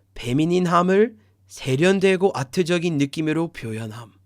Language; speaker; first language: Korean; non-native, fluent; English